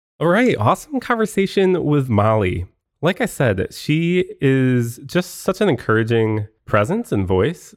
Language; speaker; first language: English; native; English